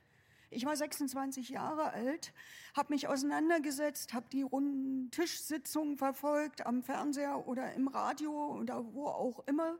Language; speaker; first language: German; native; German